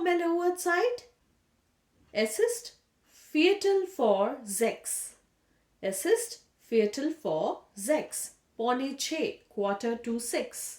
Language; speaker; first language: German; non-native, fluent; Hindi